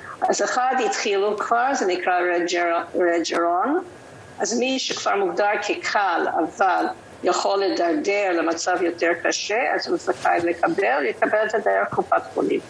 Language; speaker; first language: Hebrew; non-native, fluent; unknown